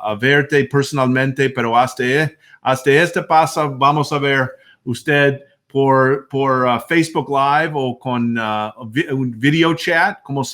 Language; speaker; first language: Spanish; non-native, fluent; English